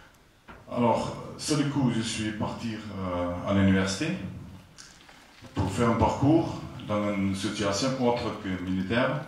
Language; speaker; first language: French; non-native, fluent; Afrikaans